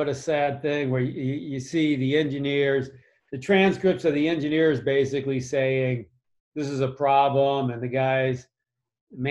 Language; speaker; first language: English; native; English